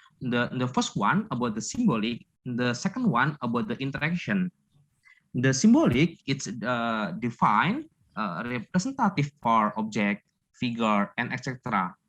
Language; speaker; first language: English; non-native, learner; Indonesian